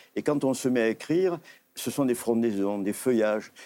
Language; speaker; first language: French; native; French